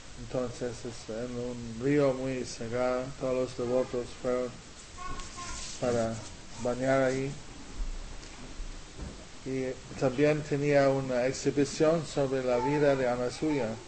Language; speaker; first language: Spanish; non-native, learner; English